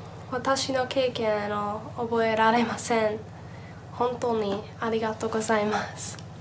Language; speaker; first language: Japanese; non-native, learner; English